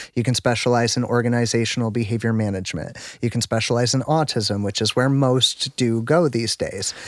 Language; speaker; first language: English; native; English